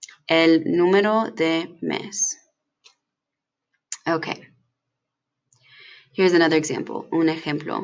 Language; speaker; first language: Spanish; non-native, fluent; English